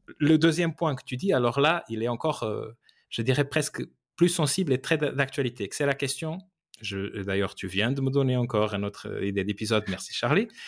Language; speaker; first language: French; non-native, fluent; Portuguese